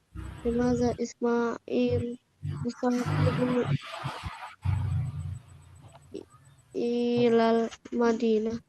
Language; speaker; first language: Arabic; non-native, learner; Indonesian